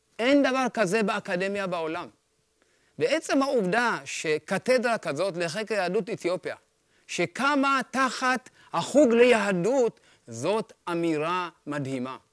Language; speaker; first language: Hebrew; early bilingual, other home language; Amharic